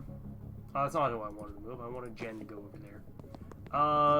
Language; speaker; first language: English; native; English